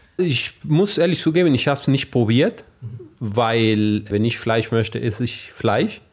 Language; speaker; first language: German; non-native, fluent; Spanish